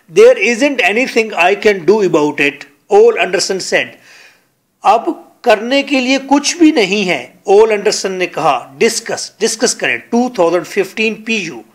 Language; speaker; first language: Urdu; non-native, local second language; Punjabi